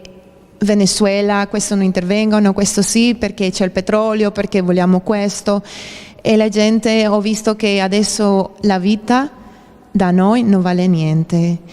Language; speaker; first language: Italian; non-native, fluent; Spanish